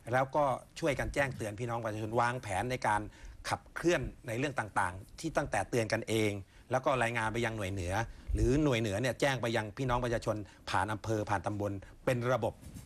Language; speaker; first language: Thai; native; Thai